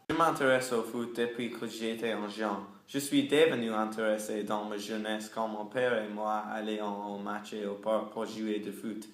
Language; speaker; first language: French; non-native, learner; English